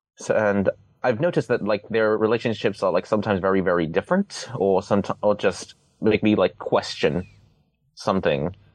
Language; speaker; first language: English; non-native, local second language; Cantonese